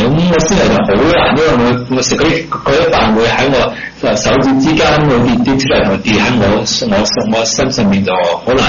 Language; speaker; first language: Chinese; early bilingual, heritage; Cantonese